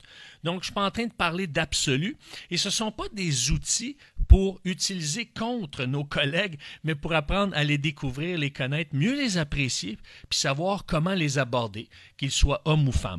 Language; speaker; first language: French; native; French